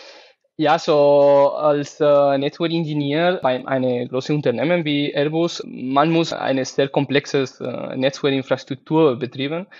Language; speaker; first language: German; non-native, learner; Spanish